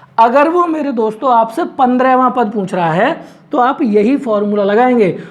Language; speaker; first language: Hindi; native; Hindi